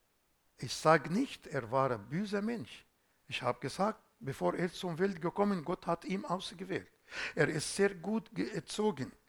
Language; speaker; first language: German; non-native, fluent; Arabic